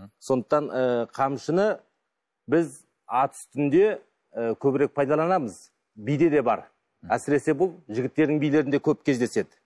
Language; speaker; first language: Kazakh; native; Kazakh